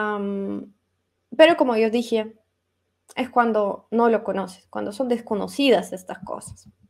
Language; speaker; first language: Spanish; non-native, fluent; Russian